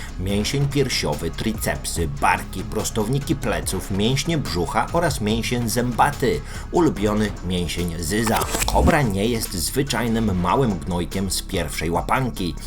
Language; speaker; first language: Polish; native; Polish